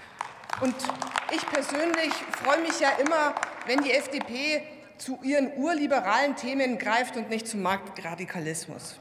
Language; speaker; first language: German; native; German